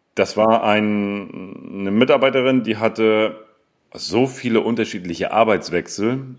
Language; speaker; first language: German; native; German